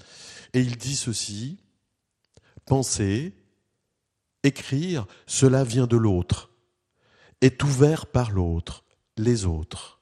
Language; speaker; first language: French; native; French